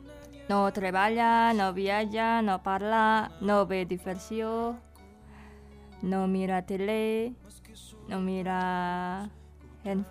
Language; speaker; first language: Catalan; non-native, learner; Indonesian